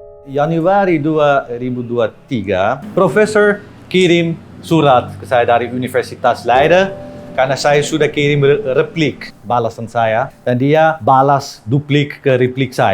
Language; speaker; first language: Indonesian; non-native, learner; Dutch